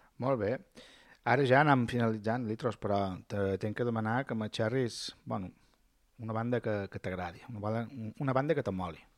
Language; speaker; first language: Catalan; native; Catalan